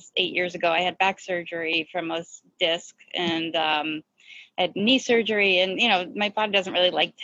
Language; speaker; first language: English; native; English